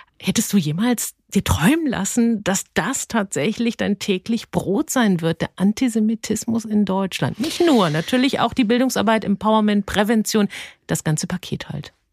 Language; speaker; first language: German; native; German